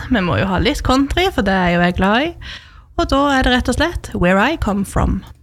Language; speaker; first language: Norwegian; native; Norwegian